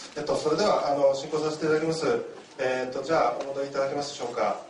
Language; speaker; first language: Japanese; native; Japanese